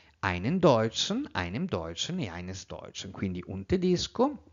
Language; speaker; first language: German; non-native, fluent; Italian